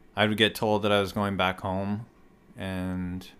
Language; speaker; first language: English; native; English